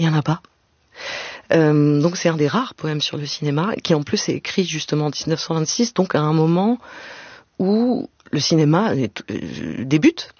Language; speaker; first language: French; native; French